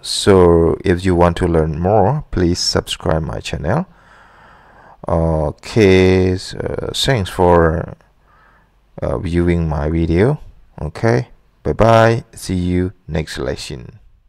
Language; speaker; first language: English; non-native, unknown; Lao